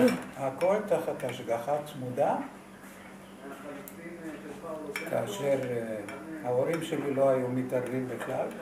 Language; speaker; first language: Hebrew; non-native, fluent; Hungarian